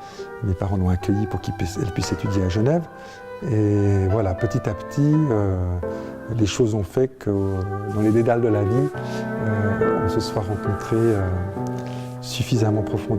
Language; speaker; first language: French; native; French